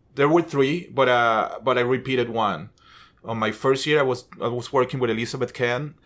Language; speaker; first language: English; non-native, fluent; Spanish